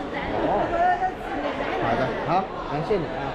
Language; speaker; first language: Chinese; non-native, learner; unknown